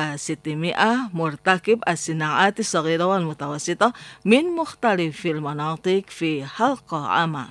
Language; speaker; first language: Arabic; non-native, fluent; Indonesian